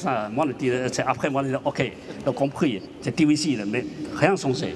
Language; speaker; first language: French; non-native, learner; Chinese